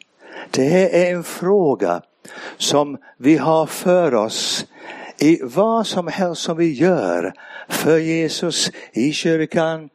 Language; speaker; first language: Swedish; non-native, fluent; English